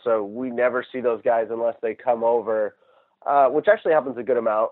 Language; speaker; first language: English; native; English